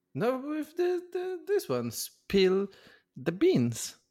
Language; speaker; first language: English; non-native, learner; Polish